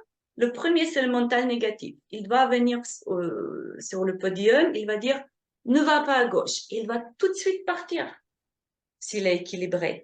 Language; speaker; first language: French; non-native, fluent; Slovenian